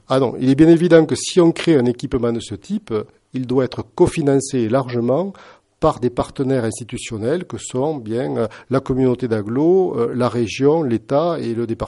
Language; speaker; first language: French; native; French